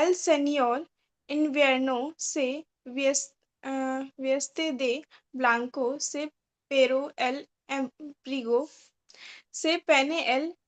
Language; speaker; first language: Spanish; non-native, learner; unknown